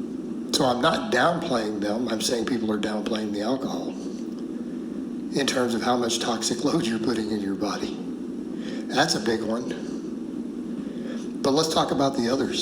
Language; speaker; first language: English; native; English